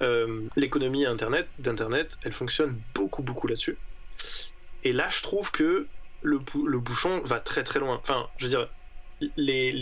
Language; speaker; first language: French; native; French